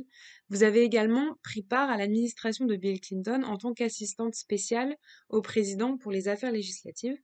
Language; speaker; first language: French; native; French